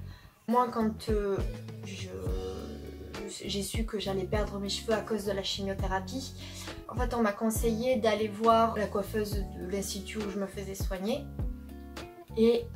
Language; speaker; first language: French; native; French